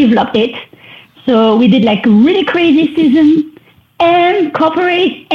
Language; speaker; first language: English; non-native, fluent; French